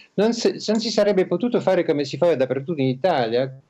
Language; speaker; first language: Italian; non-native, fluent; French